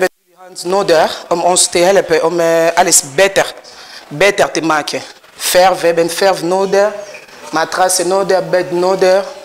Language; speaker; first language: Dutch; non-native, learner; Lingala